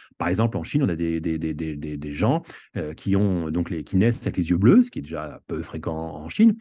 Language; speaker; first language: French; native; French